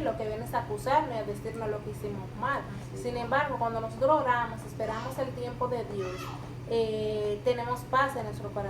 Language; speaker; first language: Spanish; native; Spanish